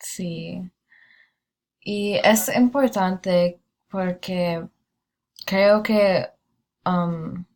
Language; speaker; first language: Spanish; non-native, learner; English